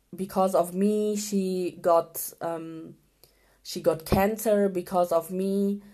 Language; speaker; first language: English; non-native, fluent; Urdu